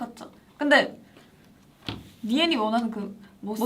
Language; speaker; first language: Korean; native; Korean